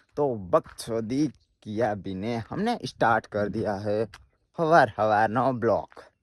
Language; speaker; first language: Hindi; non-native, local second language; Gujarati